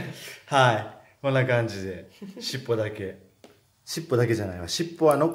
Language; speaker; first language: Japanese; native; Japanese